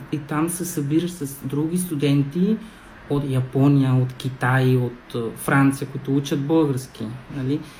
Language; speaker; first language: Bulgarian; non-native, fluent; Spanish